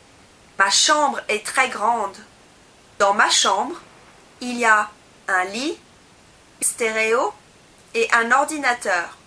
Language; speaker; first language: French; non-native, learner; English